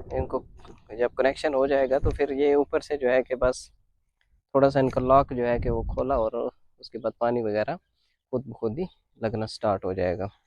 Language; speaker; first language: Urdu; non-native, local second language; Punjabi